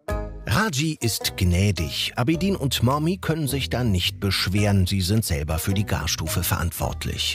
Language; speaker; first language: German; native; German